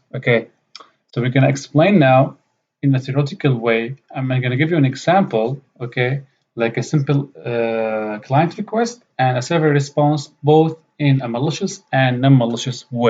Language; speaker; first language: English; non-native, fluent; Arabic